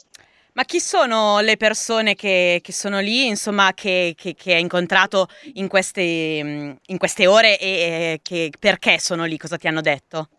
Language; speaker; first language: Italian; native; Italian